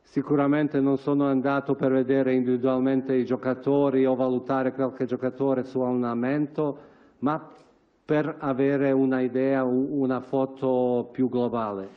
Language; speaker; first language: Italian; non-native, fluent; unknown